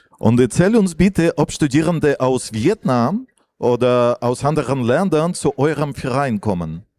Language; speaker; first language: German; non-native, fluent; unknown